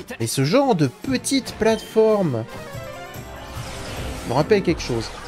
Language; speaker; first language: French; native; French